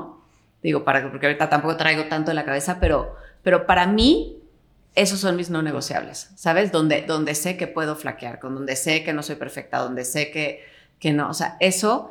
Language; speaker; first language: Spanish; native; Spanish